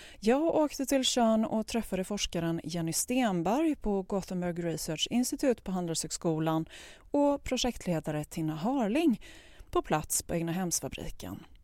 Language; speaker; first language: Swedish; native; Swedish